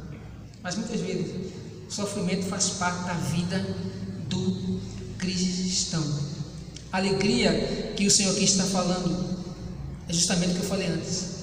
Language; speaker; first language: Portuguese; native; Portuguese